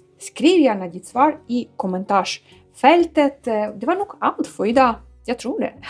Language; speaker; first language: Swedish; non-native, fluent; Ukrainian